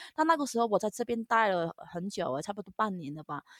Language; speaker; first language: Chinese; non-native, local second language; Cantonese